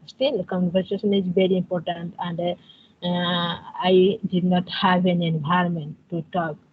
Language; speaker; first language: English; non-native, learner; Odia